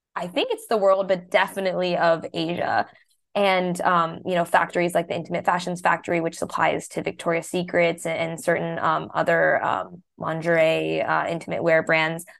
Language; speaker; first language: English; early bilingual, other home language; Hindi